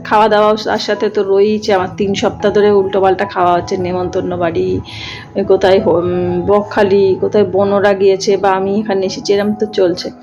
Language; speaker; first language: Bangla; native; Bangla